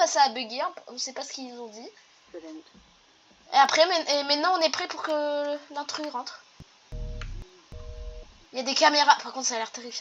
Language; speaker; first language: French; native; French